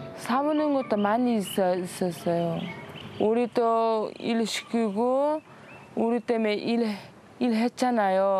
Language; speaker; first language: Korean; non-native, learner; Uzbek